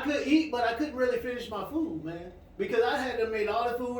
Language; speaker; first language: English; native; English